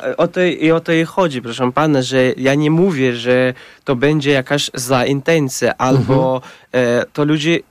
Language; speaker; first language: Polish; non-native, learner; Tajik